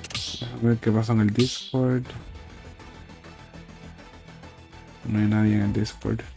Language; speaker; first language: Spanish; native; Spanish